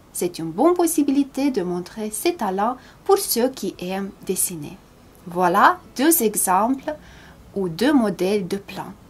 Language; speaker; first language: French; non-native, fluent; Romanian